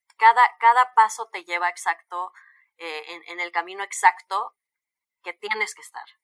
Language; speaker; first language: Spanish; native; Spanish